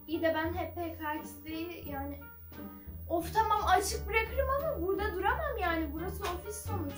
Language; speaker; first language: Turkish; native; Turkish